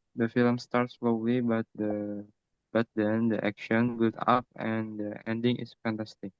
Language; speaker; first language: English; non-native, learner; Indonesian